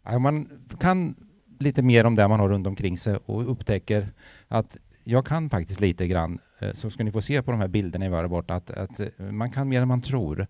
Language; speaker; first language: Swedish; native; Swedish